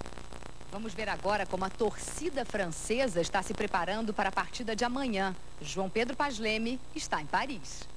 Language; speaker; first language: Portuguese; native; Portuguese